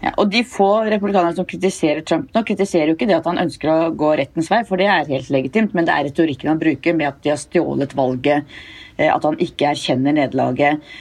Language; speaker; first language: Norwegian; native; Norwegian